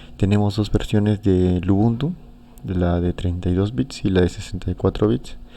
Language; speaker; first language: Spanish; native; Spanish